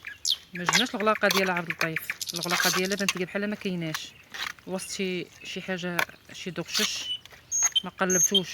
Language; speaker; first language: Arabic; native; Arabic